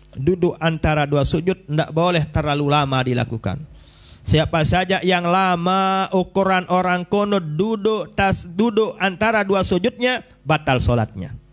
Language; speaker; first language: Malay; non-native, local second language; Sasak